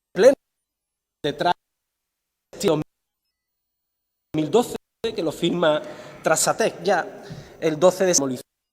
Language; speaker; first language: Spanish; native; Spanish